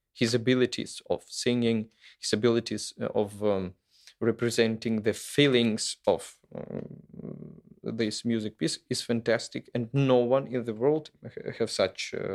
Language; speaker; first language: English; non-native, fluent; Ukrainian